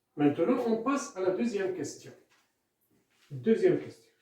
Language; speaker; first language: French; non-native, local second language; Arabic